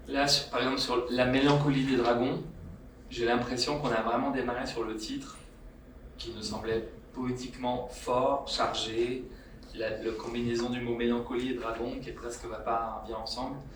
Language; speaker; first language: French; native; French